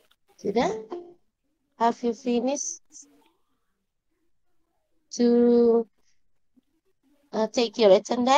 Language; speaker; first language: English; non-native, learner; Indonesian